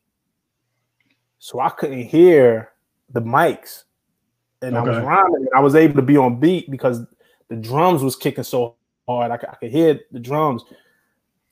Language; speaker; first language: English; native; English